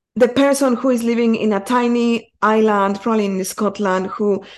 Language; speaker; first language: English; non-native, fluent; Spanish